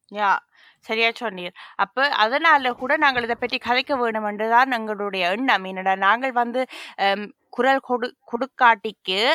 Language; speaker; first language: Tamil; early bilingual, heritage; Tamil